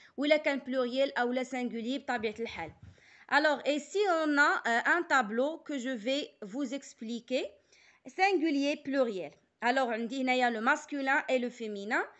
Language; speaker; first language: French; non-native, local second language; Arabic